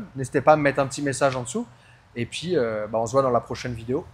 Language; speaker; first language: French; native; French